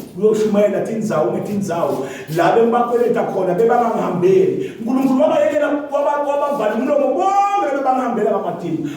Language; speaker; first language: Zulu; non-native, local second language; Swati